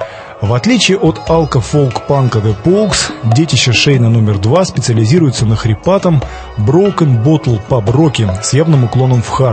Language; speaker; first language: Russian; native; Russian